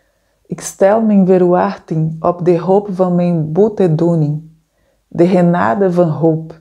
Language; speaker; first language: Dutch; non-native, fluent; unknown